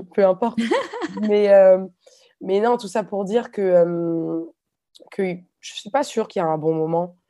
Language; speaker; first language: French; native; French